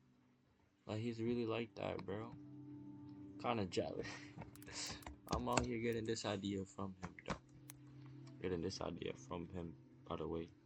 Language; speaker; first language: English; native; English